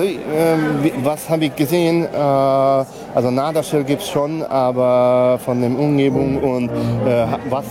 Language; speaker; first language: German; non-native, local second language; Hungarian